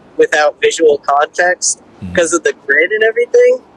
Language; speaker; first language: English; native; English